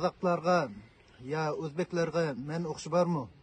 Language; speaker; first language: Turkish; non-native, learner; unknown